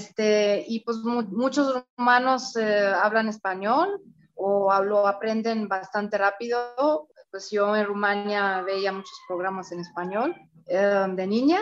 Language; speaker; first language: Spanish; non-native, fluent; Romanian